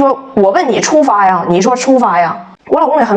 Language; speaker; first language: Chinese; native; Chinese